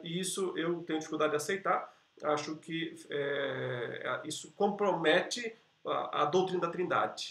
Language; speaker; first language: Portuguese; native; Portuguese